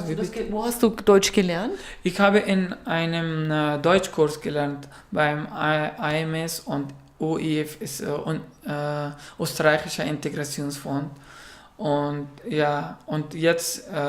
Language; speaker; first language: German; non-native, learner; Pashto